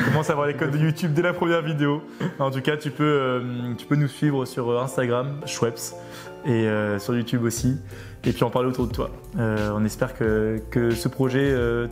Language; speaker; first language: French; native; French